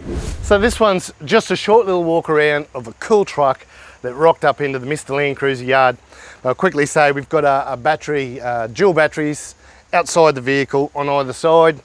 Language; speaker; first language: English; native; English